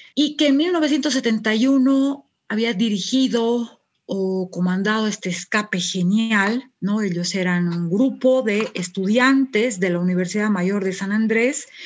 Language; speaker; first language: Spanish; native; Spanish